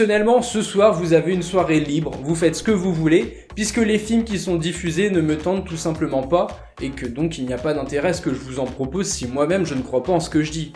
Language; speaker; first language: French; native; French